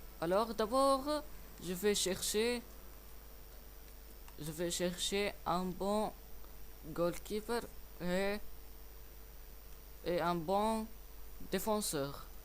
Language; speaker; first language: French; non-native, learner; English